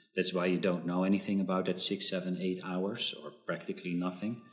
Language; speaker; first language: English; early bilingual, other home language; Dutch